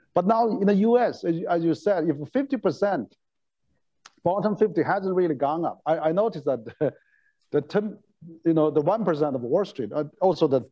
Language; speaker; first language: English; non-native, fluent; Chinese